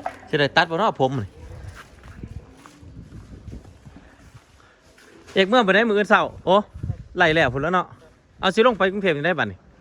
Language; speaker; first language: Thai; non-native, local second language; Northeastern Thai